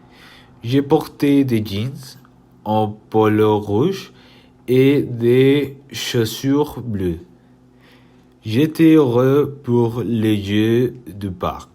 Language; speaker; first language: French; non-native, learner; Spanish